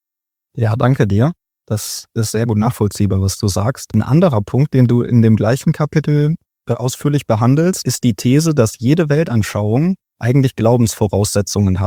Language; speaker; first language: German; native; German